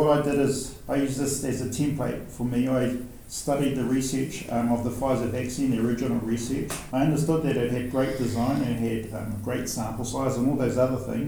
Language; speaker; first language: English; native; English